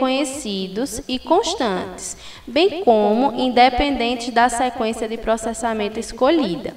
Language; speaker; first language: Portuguese; native; Portuguese